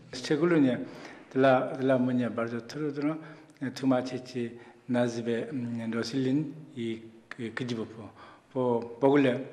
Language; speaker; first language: Polish; non-native, fluent; Korean